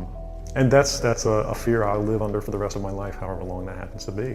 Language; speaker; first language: English; native; English